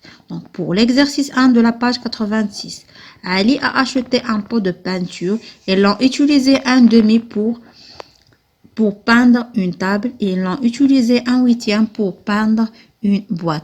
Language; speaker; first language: French; non-native, local second language; Arabic